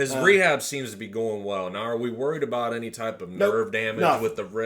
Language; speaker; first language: English; native; English